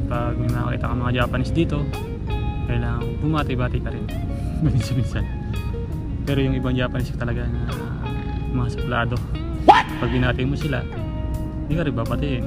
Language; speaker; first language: Filipino; native; Filipino